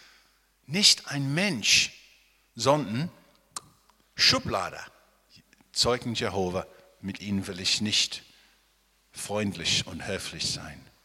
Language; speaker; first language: German; non-native, fluent; English